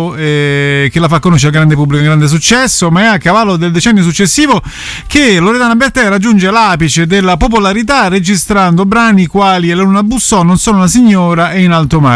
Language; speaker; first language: Italian; native; Italian